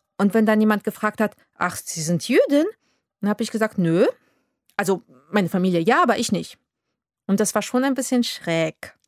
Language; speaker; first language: German; early bilingual, other home language; Polish